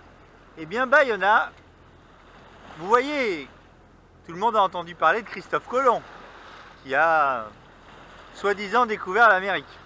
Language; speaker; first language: French; native; French